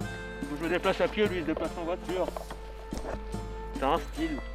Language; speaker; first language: French; native; French